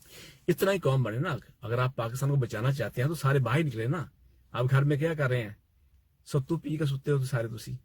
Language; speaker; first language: Urdu; native; Urdu